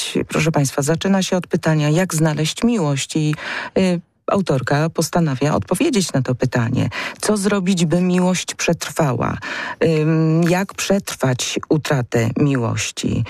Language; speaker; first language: Polish; native; Polish